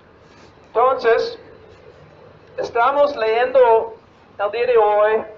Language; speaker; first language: Spanish; non-native, fluent; English